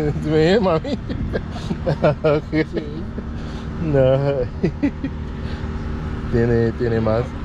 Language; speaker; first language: Spanish; non-native, learner; English